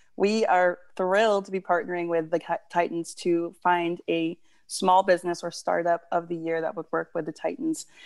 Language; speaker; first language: English; native; English